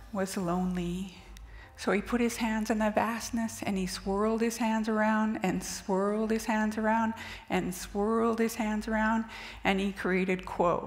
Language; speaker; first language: English; native; English